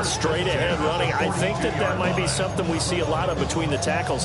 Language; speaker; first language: English; native; English